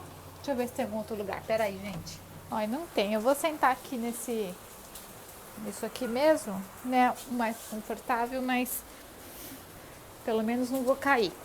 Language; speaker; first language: Portuguese; native; Portuguese